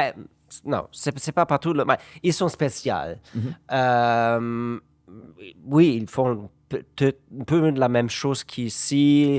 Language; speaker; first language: French; non-native, fluent; German